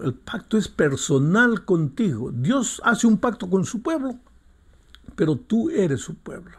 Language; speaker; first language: Spanish; native; Spanish